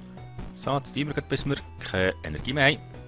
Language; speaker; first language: German; native; German